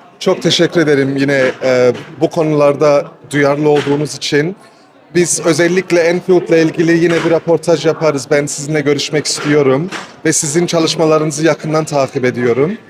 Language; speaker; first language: Turkish; early bilingual, other home language; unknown